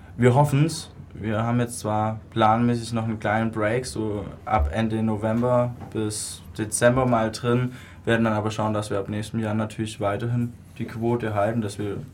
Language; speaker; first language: German; native; German